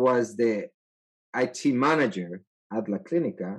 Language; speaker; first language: English; non-native, fluent; Spanish